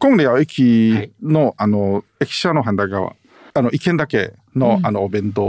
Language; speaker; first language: Japanese; non-native, learner; Chinese